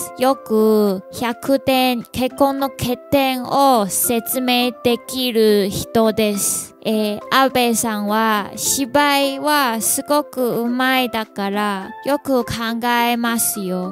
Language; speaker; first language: Japanese; non-native, learner; Chinese